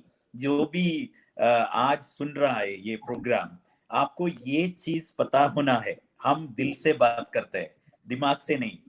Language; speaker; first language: Hindi; non-native, fluent; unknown